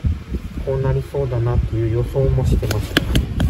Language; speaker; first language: Japanese; native; Japanese